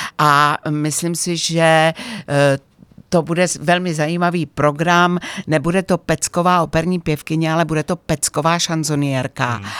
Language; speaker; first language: Czech; native; Czech